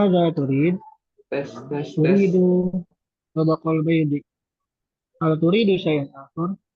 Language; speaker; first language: Arabic; non-native, learner; Indonesian